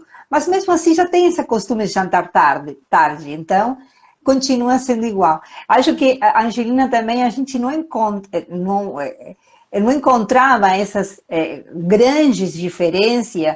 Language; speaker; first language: Portuguese; non-native, fluent; Spanish